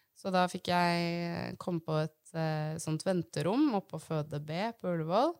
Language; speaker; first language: Norwegian; native; Norwegian